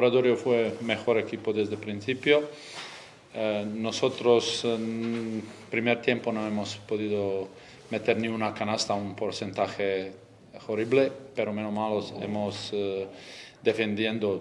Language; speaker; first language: Spanish; non-native, learner; Croatian